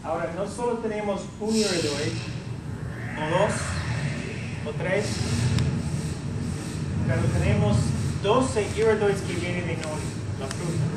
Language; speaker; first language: Spanish; early bilingual, heritage; English